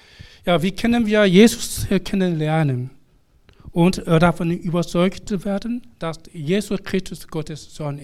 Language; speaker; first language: German; non-native, fluent; Korean